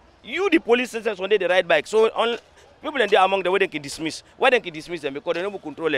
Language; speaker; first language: English; non-native, local second language; Krio